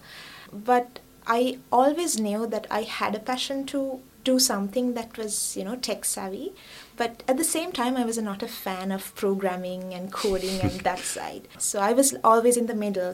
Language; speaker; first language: English; non-native, local second language; Sinhala